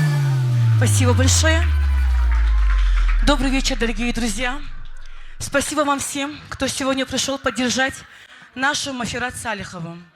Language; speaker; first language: Russian; non-native, local second language; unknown